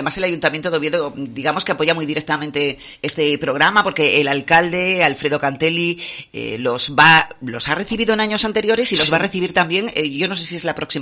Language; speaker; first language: Spanish; native; Spanish